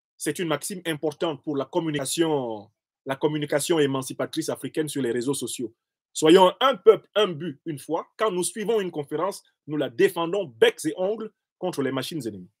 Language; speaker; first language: French; non-native, local second language; Basaa